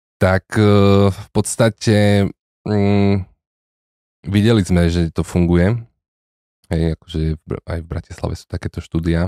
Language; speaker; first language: Slovak; native; Slovak